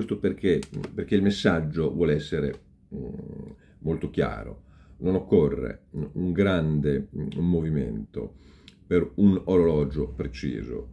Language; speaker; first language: Italian; native; Italian